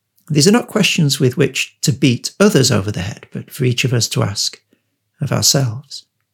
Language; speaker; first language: English; native; English